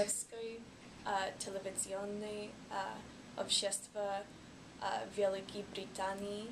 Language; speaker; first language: Russian; non-native, learner; English